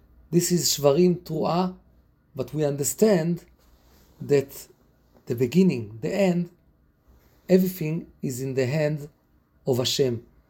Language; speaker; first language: English; non-native, fluent; Hebrew